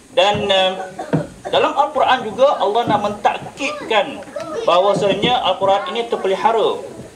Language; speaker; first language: Malay; native; Malay